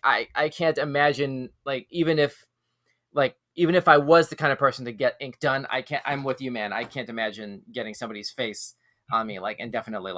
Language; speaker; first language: English; native; English